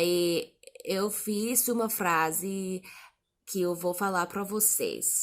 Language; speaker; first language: Portuguese; non-native, learner; English